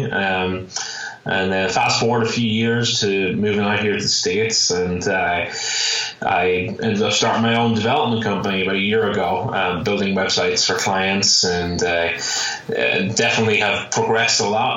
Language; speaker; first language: English; native; English